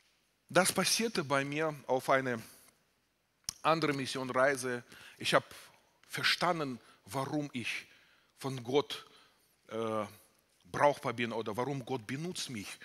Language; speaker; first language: German; non-native, fluent; Russian